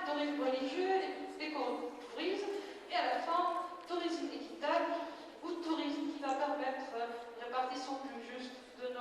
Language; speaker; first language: French; non-native, local second language; Arabic